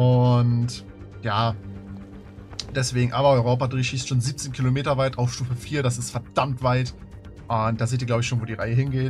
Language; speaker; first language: German; native; German